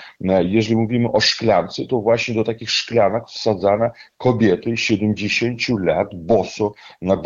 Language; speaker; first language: Polish; non-native, fluent; Russian